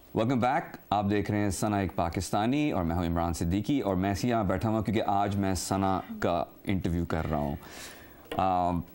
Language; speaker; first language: Urdu; native; Urdu